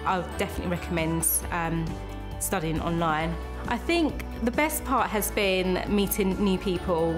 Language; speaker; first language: English; native; English